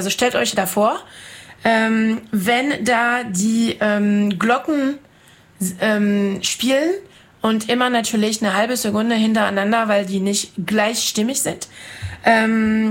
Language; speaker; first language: German; non-native, fluent; French